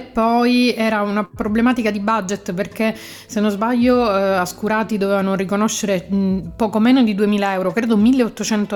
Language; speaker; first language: Italian; native; Italian